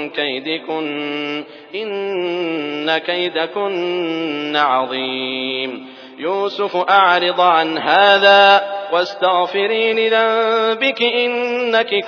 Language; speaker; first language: Arabic; native; Arabic